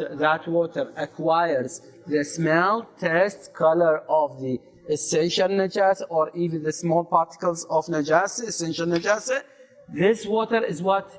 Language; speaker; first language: English; non-native, fluent; Arabic